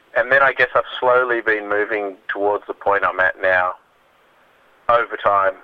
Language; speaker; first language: English; native; English